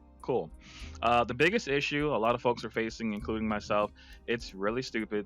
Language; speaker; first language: English; native; English